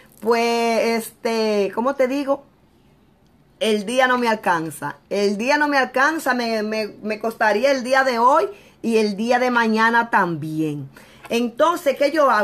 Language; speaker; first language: Spanish; native; Spanish